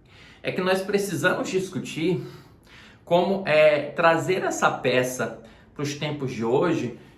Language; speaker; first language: Portuguese; native; Portuguese